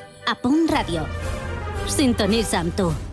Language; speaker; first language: Catalan; native; Catalan